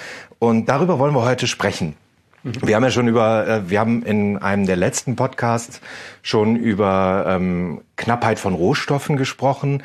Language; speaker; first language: German; native; German